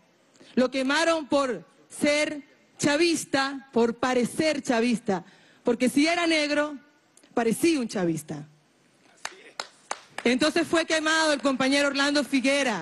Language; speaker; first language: Spanish; native; Spanish